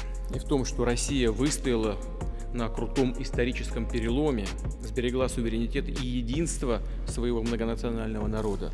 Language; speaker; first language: Russian; native; Russian